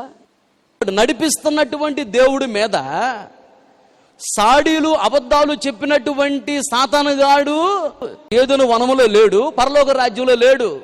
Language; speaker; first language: Telugu; native; Telugu